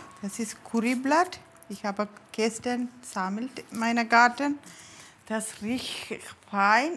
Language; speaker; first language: German; non-native, learner; Tamil